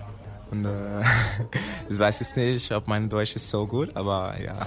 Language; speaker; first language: German; non-native, learner; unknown